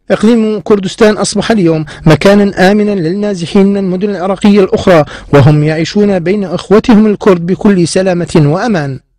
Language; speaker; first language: Arabic; non-native, local second language; Kurdish